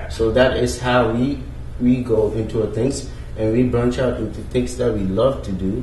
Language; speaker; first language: English; non-native, local second language; Ewe